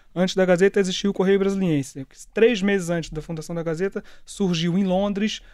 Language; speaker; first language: Portuguese; native; Portuguese